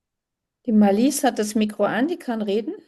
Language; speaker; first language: German; native; German